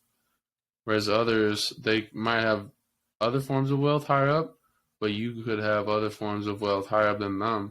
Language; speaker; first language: English; native; English